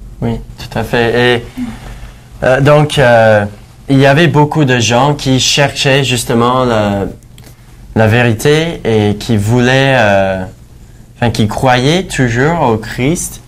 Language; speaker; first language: French; non-native, fluent; English